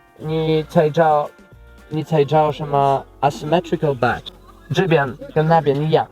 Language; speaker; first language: Chinese; non-native, learner; Polish